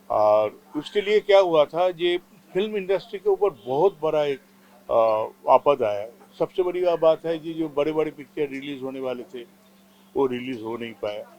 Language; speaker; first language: Hindi; non-native, local second language; Bangla